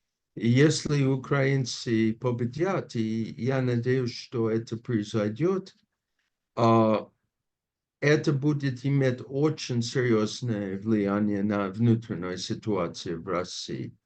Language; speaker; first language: Russian; non-native, fluent; English